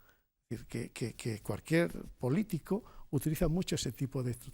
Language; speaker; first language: Spanish; native; Spanish